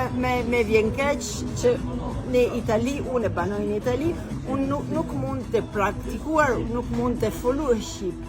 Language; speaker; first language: Albanian; non-native, learner; Italian